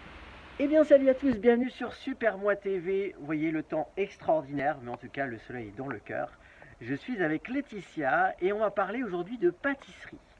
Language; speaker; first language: French; native; French